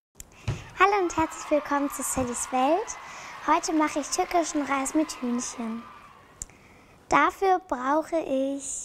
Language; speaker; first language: German; native; German